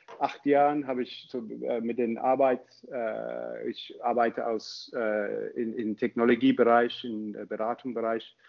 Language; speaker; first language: German; non-native, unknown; English